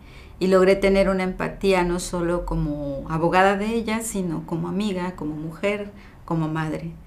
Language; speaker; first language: Spanish; native; Spanish